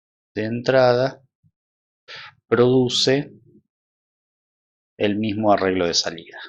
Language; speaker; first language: Spanish; native; Spanish